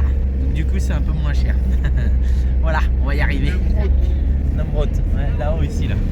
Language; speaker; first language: French; native; French